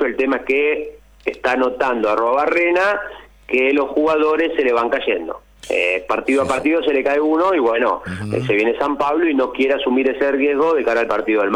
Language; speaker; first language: Spanish; native; Spanish